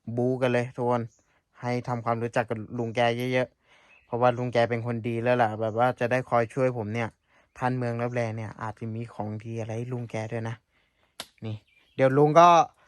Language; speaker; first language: Thai; non-native, local second language; S'gaw Karen